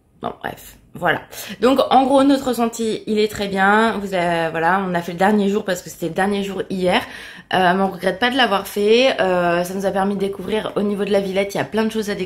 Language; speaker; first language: French; native; French